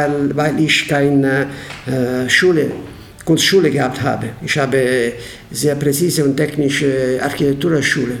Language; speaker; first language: German; non-native, learner; Italian